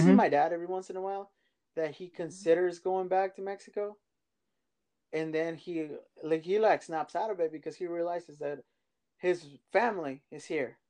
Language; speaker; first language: English; early bilingual, other home language; Spanish